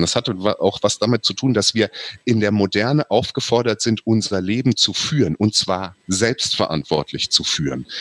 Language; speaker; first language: German; native; German